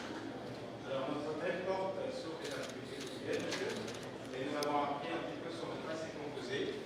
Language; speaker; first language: French; non-native, fluent; Indonesian